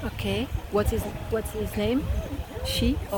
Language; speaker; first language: English; non-native, fluent; French